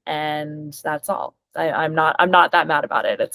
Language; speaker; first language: English; native; English